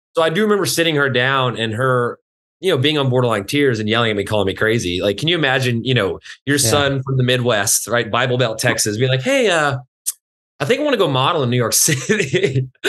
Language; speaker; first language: English; native; English